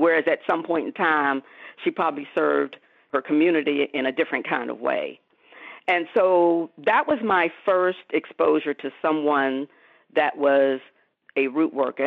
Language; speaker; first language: English; native; English